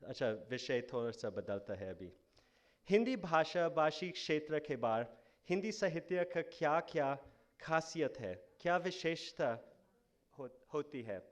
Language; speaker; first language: Hindi; non-native, fluent; English